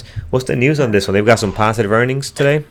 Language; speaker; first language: English; native; English